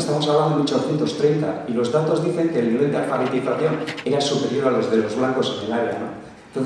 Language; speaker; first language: Spanish; native; Spanish